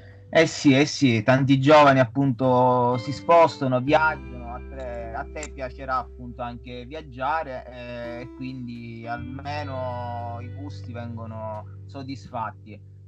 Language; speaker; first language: Italian; native; Italian